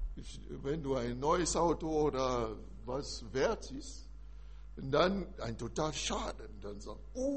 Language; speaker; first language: German; non-native, learner; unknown